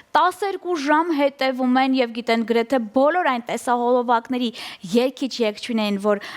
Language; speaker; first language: Armenian; native; Armenian